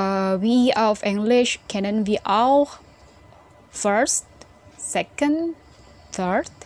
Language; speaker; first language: German; non-native, fluent; Indonesian